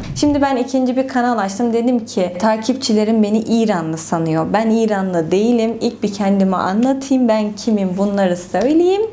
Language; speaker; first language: Turkish; native; Turkish